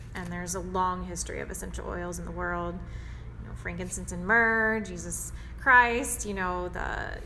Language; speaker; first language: English; native; English